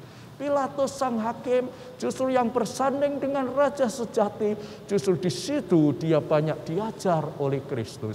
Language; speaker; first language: Indonesian; native; Indonesian